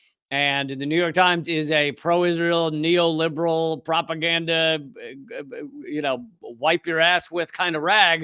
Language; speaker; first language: English; native; English